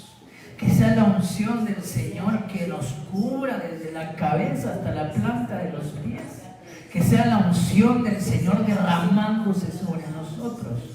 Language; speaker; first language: Spanish; native; Spanish